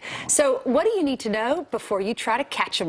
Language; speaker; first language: English; native; English